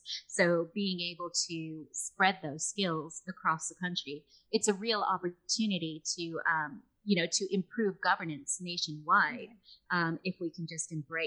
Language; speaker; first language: English; native; English